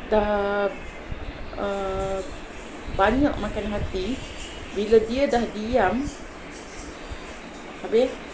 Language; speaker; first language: Malay; native; Malay